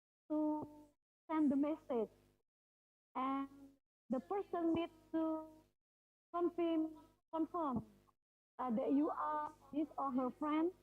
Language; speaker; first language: English; non-native, fluent; Indonesian